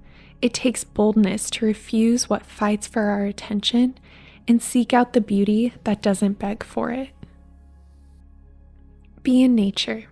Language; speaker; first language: English; native; English